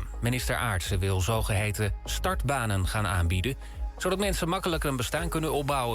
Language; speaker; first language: Dutch; native; Dutch